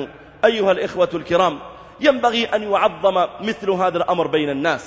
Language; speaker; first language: Arabic; native; Arabic